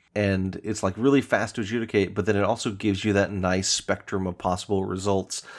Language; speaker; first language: English; native; English